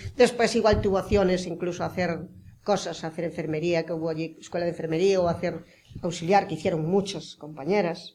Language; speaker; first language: Spanish; native; Spanish